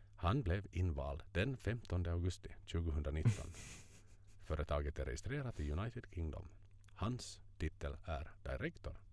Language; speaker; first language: Swedish; native; Swedish